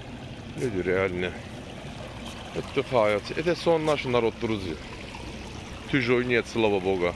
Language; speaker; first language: Russian; non-native, learner; Turkish